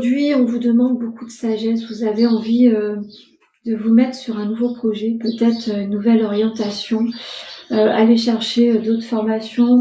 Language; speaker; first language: French; native; French